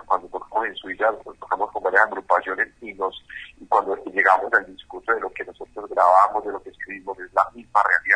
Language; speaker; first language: Spanish; native; Spanish